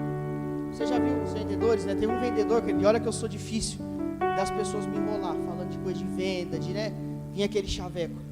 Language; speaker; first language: Portuguese; native; Portuguese